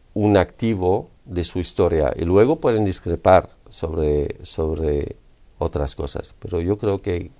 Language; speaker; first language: Spanish; non-native, fluent; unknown